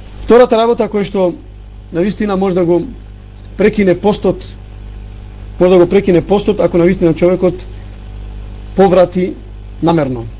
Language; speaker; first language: Macedonian; non-native, local second language; Albanian